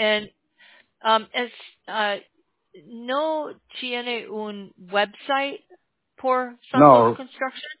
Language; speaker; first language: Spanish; non-native, learner; English